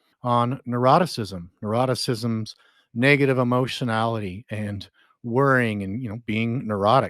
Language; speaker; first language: English; native; English